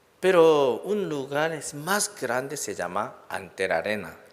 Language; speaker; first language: Spanish; non-native, learner; Korean